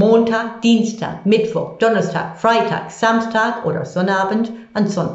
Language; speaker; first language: German; non-native, fluent; English